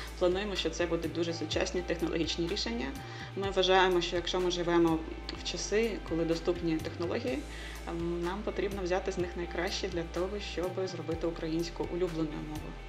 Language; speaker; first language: Ukrainian; native; Ukrainian